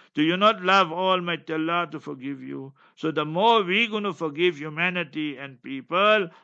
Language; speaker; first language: English; native; English